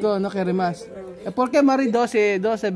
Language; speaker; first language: Spanish; non-native, learner; Filipino